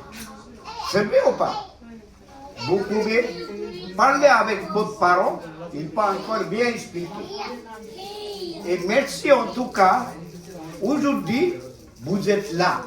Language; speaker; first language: French; non-native, learner; Bangla